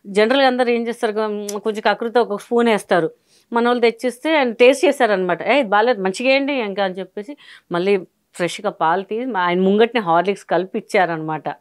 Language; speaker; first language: Telugu; non-native, local second language; Hindi